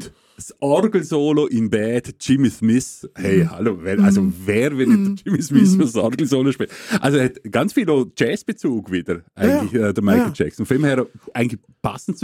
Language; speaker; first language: German; native; German